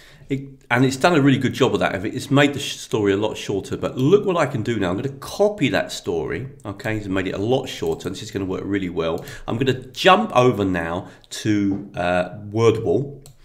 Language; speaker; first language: English; native; English